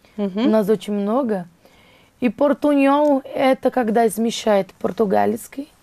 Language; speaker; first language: Russian; non-native, fluent; Portuguese